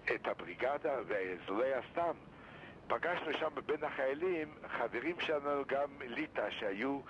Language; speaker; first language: Hebrew; non-native, fluent; Lithuanian